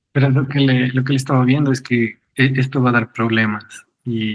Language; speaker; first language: Spanish; native; Spanish